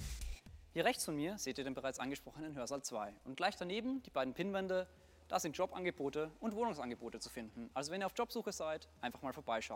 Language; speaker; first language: German; native; German